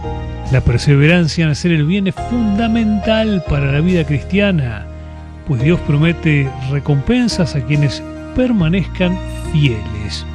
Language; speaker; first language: Spanish; native; Spanish